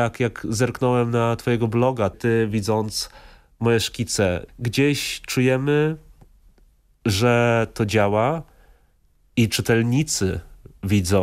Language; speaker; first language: Polish; non-native, fluent; English